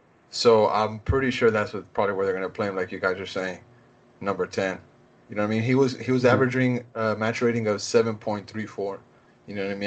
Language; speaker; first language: English; early bilingual, other home language; Spanish